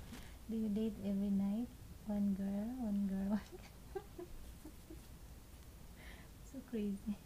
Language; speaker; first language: English; non-native, local second language; Cebuano